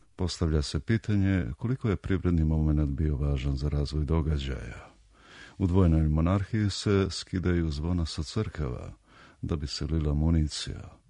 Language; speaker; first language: Serbian; native; Serbian